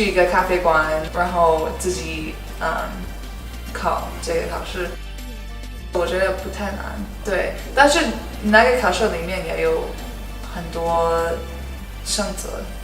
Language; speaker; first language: Chinese; non-native, learner; English